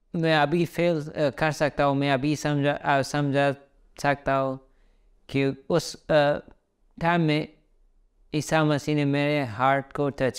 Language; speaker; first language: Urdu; early bilingual, other home language; Pashto